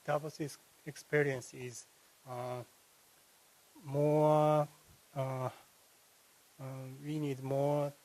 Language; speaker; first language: English; non-native, learner; Japanese